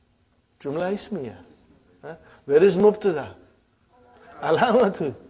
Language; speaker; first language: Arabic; non-native, fluent; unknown